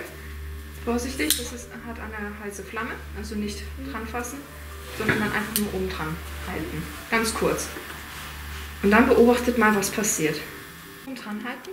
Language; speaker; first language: German; native; German